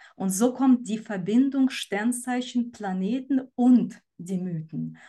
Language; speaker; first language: German; non-native, fluent; Ukrainian